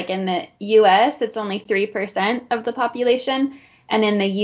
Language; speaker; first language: English; native; English